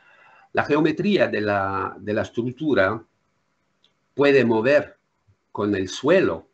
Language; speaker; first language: Spanish; non-native, learner; French